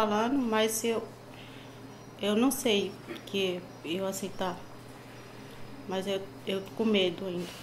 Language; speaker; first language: Portuguese; non-native, local second language; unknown